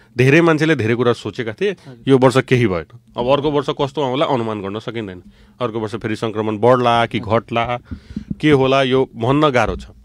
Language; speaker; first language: Nepali; non-native, local second language; Bhojpuri